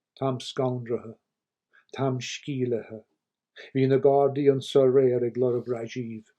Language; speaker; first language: Irish; native; Irish